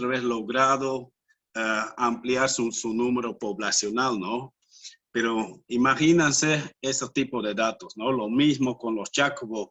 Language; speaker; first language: Spanish; non-native, fluent; Dutch